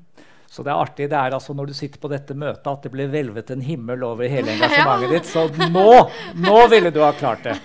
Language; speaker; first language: Norwegian; native; Norwegian